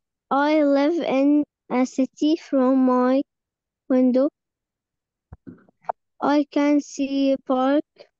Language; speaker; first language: English; non-native, learner; Arabic